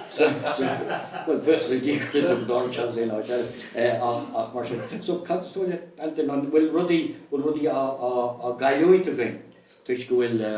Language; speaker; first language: Irish; native; Irish